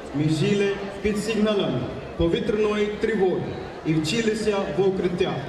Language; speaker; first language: Ukrainian; non-native, learner; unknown